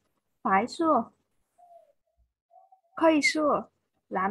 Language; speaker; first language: Chinese; non-native, learner; Vietnamese